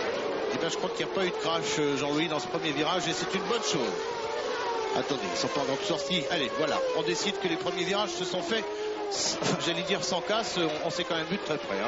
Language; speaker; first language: French; native; French